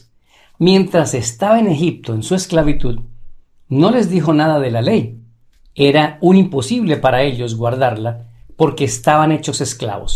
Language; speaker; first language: Spanish; native; Spanish